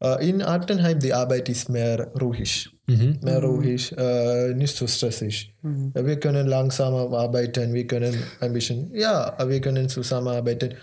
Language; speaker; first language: German; non-native, learner; Malayalam